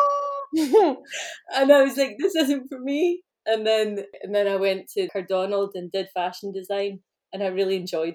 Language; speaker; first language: English; native; English